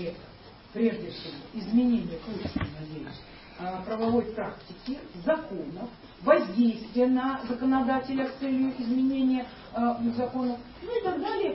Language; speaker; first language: Russian; native; Russian